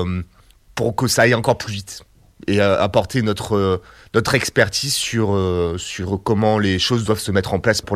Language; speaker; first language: French; native; French